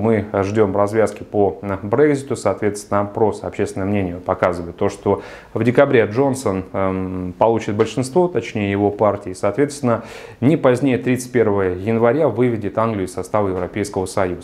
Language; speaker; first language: Russian; native; Russian